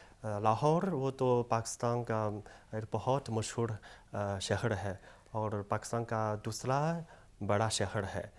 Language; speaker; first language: Hindi; non-native, fluent; Chinese